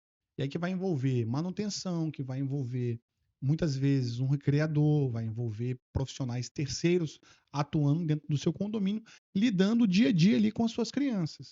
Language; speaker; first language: Portuguese; native; Portuguese